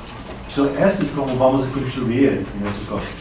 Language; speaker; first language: Spanish; non-native, fluent; English